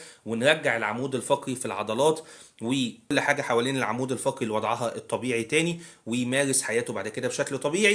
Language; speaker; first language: Arabic; native; Arabic